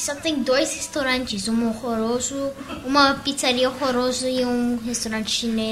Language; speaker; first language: Portuguese; early bilingual, heritage; Portuguese